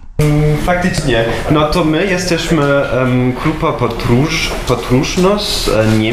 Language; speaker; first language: Polish; non-native, fluent; German